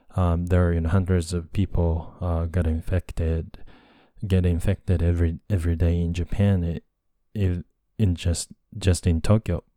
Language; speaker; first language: English; non-native, fluent; Japanese